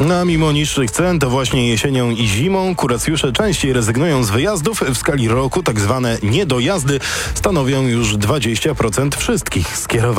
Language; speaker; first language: Polish; native; Polish